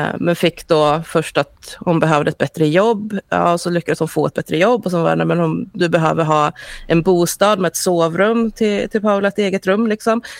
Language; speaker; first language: Swedish; early bilingual, other home language; Spanish